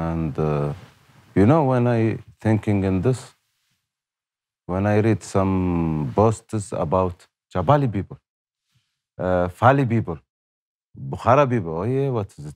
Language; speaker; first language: English; non-native, learner; Arabic